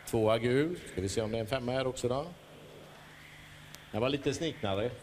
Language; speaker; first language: Swedish; native; Swedish